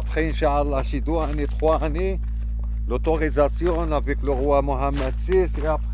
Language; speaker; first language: French; non-native, learner; Arabic